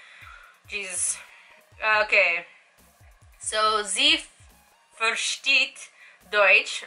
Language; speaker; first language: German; non-native, learner; English